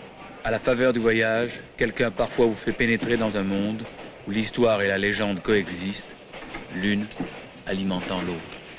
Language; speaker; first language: French; native; French